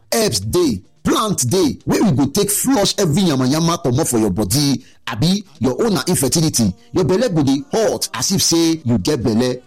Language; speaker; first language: Nigerian Pidgin; non-native, local second language; Yoruba